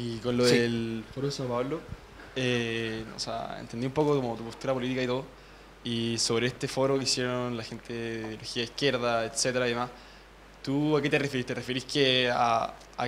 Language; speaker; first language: Spanish; native; Spanish